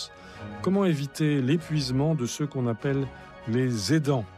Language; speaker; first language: French; native; French